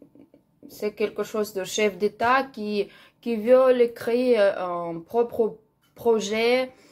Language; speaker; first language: French; non-native, learner; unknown